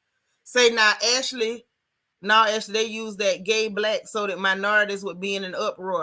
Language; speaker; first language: English; native; English